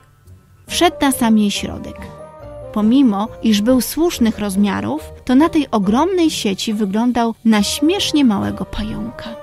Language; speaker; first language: Polish; native; Polish